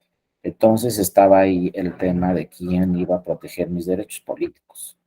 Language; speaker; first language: Spanish; native; Spanish